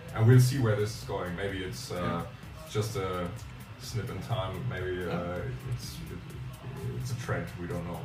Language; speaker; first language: English; non-native, fluent; Spanish